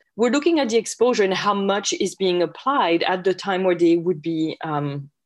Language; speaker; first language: English; non-native, fluent; French